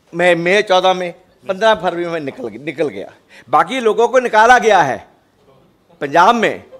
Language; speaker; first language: Hindi; non-native, local second language; Punjabi